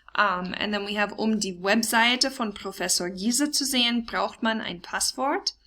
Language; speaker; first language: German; non-native, fluent; English